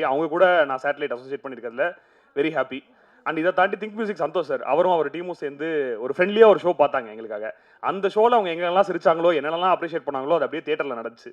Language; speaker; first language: Tamil; native; Tamil